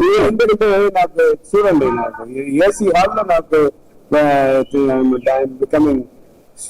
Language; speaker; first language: Telugu; non-native, learner; Tamil